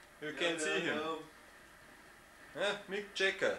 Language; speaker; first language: English; non-native, learner; German